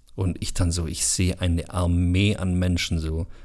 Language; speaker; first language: German; early bilingual, other home language; Bosnian